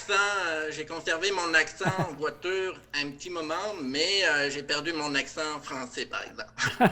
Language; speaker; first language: French; native; French